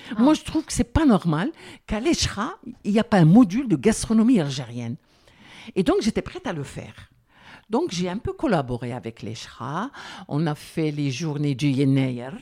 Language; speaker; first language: French; non-native, local second language; Arabic